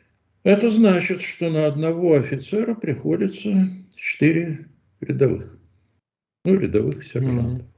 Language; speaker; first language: Russian; native; Russian